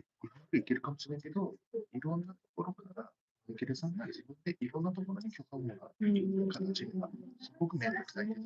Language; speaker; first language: Japanese; native; Japanese